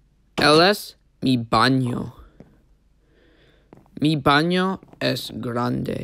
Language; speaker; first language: Spanish; non-native, learner; English